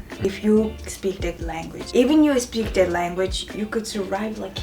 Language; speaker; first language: English; non-native, fluent; Mongolian